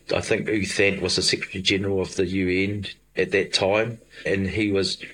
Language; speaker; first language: English; native; English